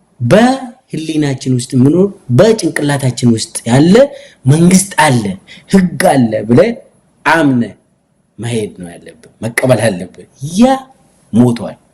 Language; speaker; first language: Amharic; non-native, local second language; Oromo